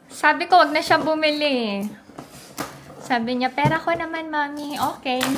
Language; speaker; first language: Filipino; native; Filipino